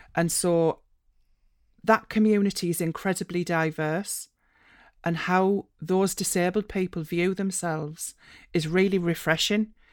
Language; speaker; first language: English; native; English